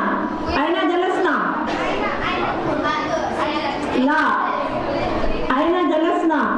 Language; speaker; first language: Arabic; non-native, learner; Urdu